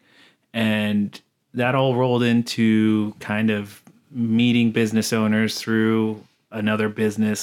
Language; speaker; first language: English; native; English